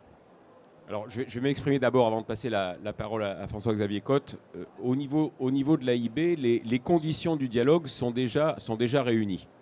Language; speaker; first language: French; native; French